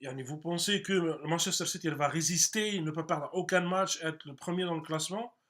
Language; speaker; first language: French; non-native, local second language; Arabic